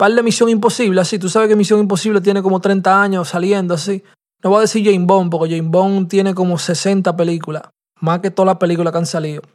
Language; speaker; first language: Spanish; early bilingual, heritage; Spanish